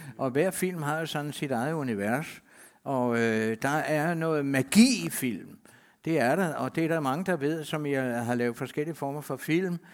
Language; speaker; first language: Danish; native; Danish